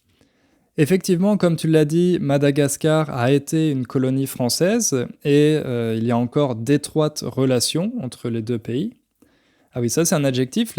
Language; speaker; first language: French; native; French